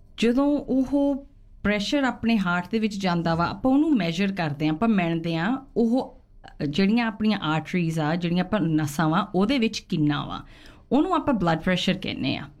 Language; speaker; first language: Punjabi; native; Punjabi